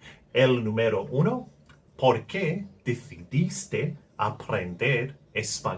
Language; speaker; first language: Spanish; non-native, learner; English